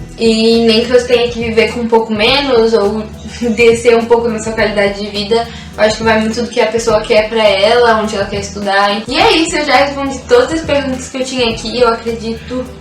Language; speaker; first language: Portuguese; native; Portuguese